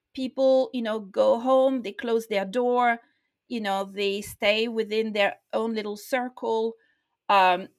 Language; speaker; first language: English; non-native, fluent; French